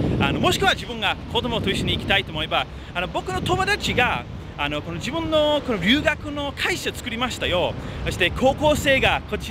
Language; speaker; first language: Japanese; non-native, fluent; English